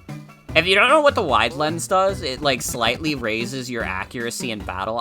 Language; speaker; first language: English; native; English